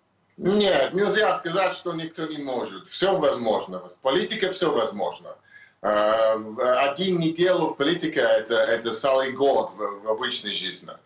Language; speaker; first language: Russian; non-native, fluent; English